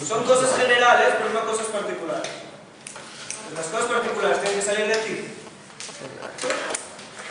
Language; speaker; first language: Spanish; non-native, fluent; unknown